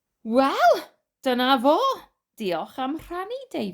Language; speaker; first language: Welsh; non-native, fluent; English